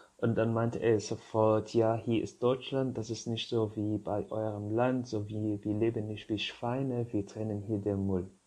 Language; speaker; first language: German; non-native, fluent; Arabic